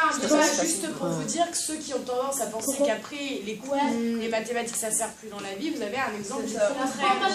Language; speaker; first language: French; native; French